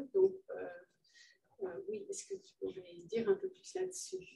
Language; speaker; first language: French; non-native, fluent; Dutch